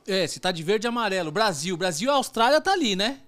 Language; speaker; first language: Portuguese; native; Portuguese